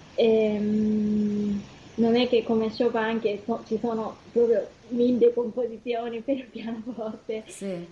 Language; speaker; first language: Italian; non-native, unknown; Japanese